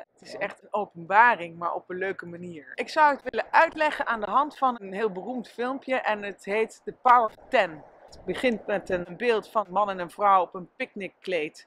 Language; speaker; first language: Dutch; native; Dutch